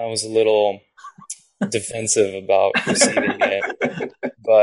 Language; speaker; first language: English; non-native, fluent; Japanese